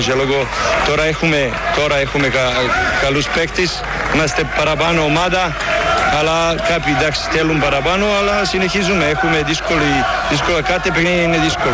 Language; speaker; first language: Greek; non-native, learner; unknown